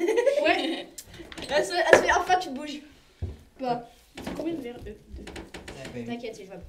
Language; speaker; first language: French; native; French